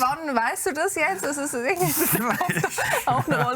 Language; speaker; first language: German; native; German